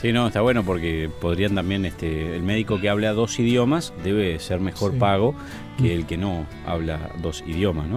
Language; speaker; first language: Spanish; native; Spanish